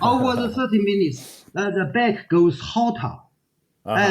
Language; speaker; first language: English; non-native, learner; Chinese